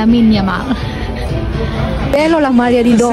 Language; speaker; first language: Italian; non-native, learner; Indonesian